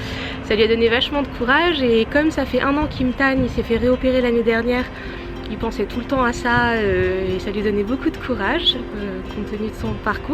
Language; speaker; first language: French; native; French